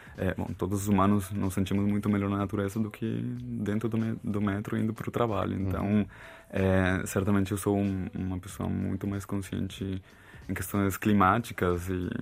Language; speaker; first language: Portuguese; non-native, fluent; Spanish